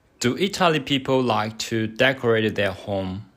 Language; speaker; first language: English; non-native, learner; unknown